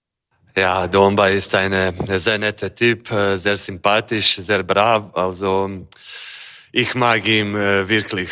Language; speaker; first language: German; non-native, learner; Croatian